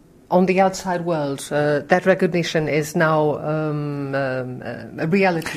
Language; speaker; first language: English; non-native, fluent; Portuguese